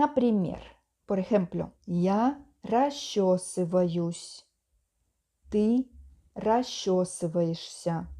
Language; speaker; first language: Russian; non-native, fluent; Spanish